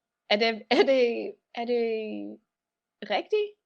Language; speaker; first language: Danish; non-native, learner; English